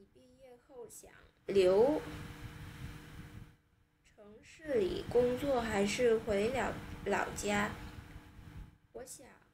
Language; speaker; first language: Chinese; non-native, learner; Vietnamese